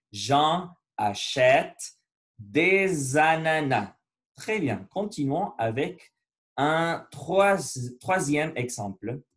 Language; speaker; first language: French; non-native, learner; Spanish